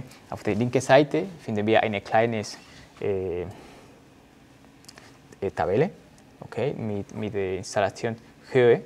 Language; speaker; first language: German; non-native, learner; Spanish